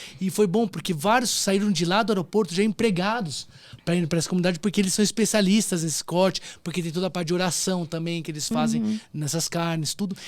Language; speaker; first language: Portuguese; native; Portuguese